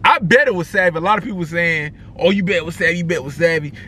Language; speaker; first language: English; native; English